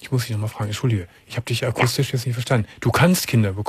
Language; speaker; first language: German; native; German